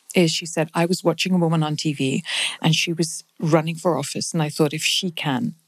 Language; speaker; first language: English; non-native, local second language; Punjabi